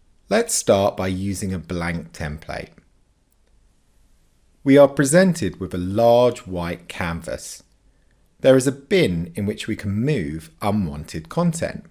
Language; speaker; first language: English; native; English